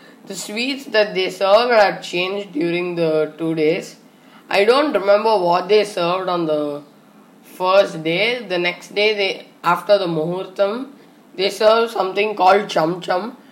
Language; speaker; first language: English; non-native, local second language; Tamil